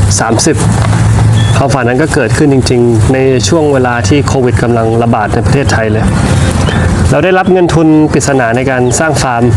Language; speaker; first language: Thai; native; Thai